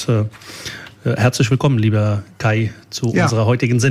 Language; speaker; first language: German; early bilingual, other home language; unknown